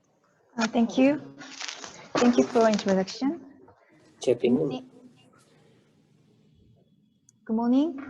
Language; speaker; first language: English; non-native, fluent; Korean